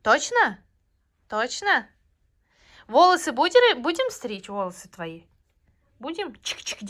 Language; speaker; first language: Russian; non-native, fluent; Tajik